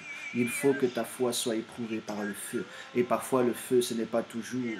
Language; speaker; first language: French; native; French